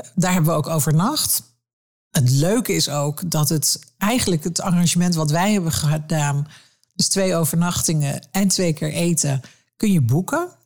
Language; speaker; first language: Dutch; native; Dutch